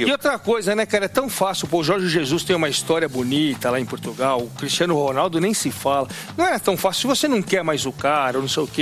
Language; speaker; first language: Portuguese; native; Portuguese